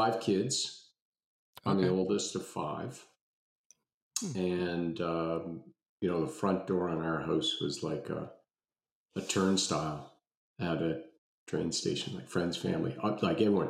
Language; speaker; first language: English; native; English